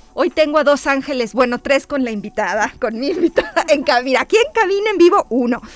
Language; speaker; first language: Spanish; native; Spanish